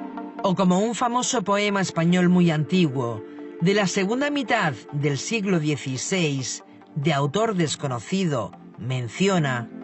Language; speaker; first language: Spanish; native; Spanish